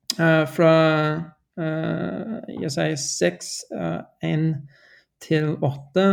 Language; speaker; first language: Norwegian; non-native, learner; English